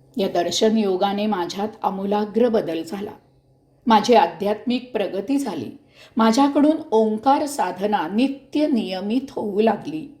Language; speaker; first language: Marathi; native; Marathi